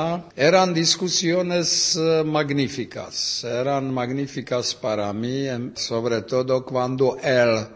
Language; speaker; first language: Spanish; non-native, learner; Czech